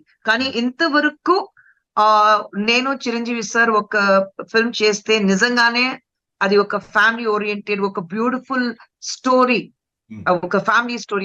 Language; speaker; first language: Telugu; non-native, fluent; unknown